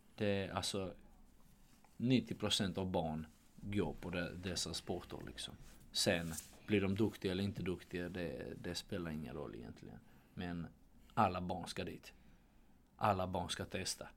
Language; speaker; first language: Swedish; non-native, fluent; Russian